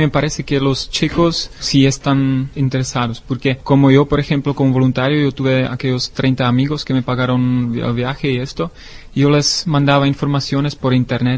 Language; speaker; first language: Spanish; non-native, learner; Czech